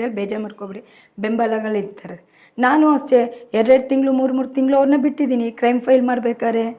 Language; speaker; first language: Kannada; native; Kannada